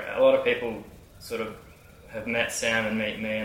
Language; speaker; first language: English; native; English